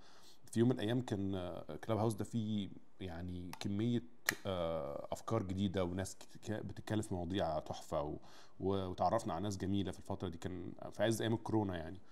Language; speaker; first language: Arabic; native; Arabic